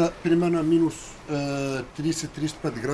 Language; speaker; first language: Russian; non-native, learner; Turkish